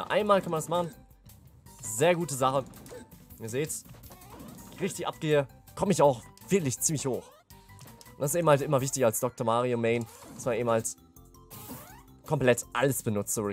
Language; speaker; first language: German; native; German